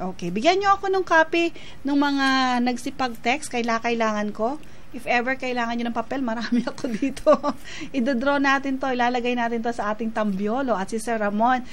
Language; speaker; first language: Filipino; native; Filipino